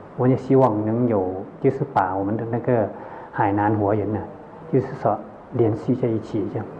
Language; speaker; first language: Chinese; early bilingual, heritage; Chinese